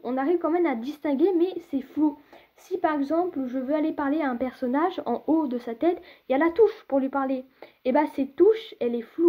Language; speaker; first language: French; native; French